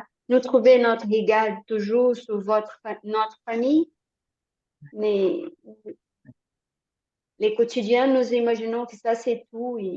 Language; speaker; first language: French; non-native, learner; Portuguese